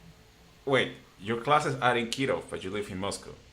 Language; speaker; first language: English; non-native, fluent; Spanish